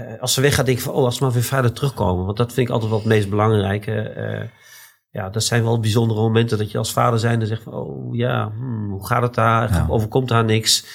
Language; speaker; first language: Dutch; native; Dutch